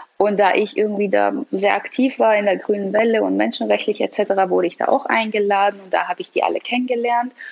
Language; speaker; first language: German; early bilingual, other home language; Persian